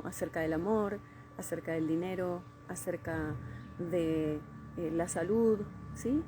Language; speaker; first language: Spanish; native; Spanish